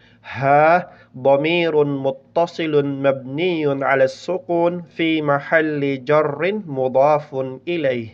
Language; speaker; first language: Arabic; non-native, fluent; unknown